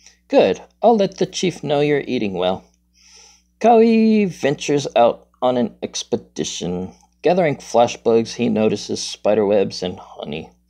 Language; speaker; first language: English; native; English